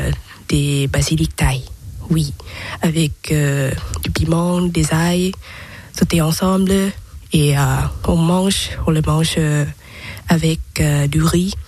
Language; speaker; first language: French; non-native, learner; Thai